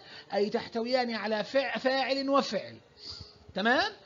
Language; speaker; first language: Arabic; native; Arabic